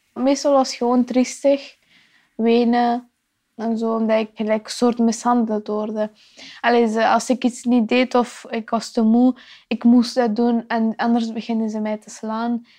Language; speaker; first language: Dutch; non-native, fluent; Persian